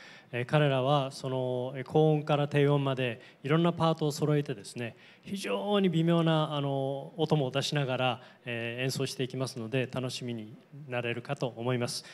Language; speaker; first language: Japanese; native; Japanese